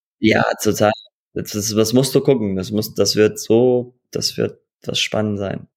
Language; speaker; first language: German; early bilingual, heritage; German